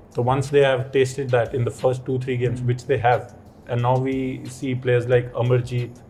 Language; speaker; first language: English; non-native, local second language; Punjabi